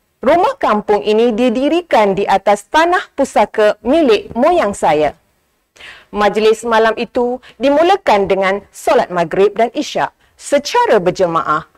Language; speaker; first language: Malay; native; Malay